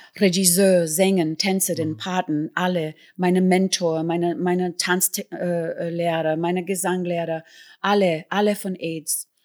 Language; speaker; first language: German; non-native, fluent; English